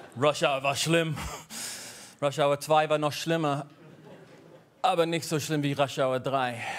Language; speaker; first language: German; non-native, fluent; English